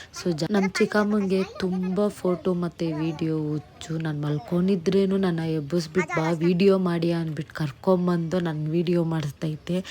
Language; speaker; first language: Kannada; non-native, local second language; Nepali